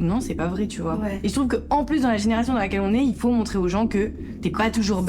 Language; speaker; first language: French; native; French